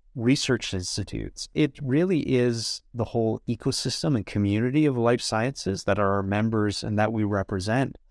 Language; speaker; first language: English; native; English